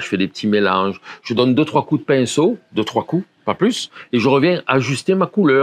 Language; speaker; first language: French; native; French